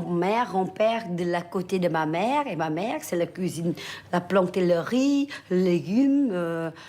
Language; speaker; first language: French; early bilingual, other home language; Vietnamese